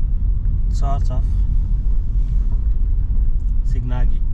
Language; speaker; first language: English; non-native, fluent; Nepali